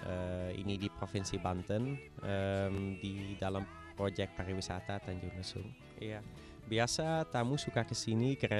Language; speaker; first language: Indonesian; non-native, fluent; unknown